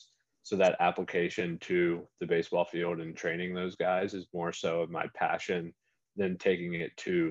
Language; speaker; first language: English; native; English